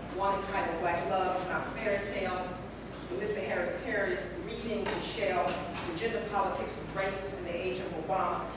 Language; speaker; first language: English; native; English